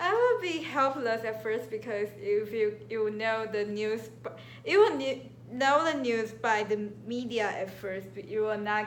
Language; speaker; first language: English; non-native, learner; Chinese